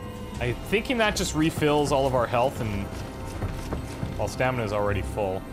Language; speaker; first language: English; native; English